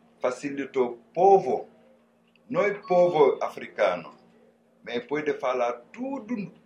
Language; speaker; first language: Portuguese; non-native, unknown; Wolof